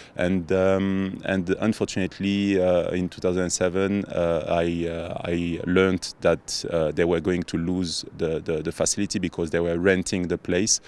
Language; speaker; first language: English; non-native, fluent; French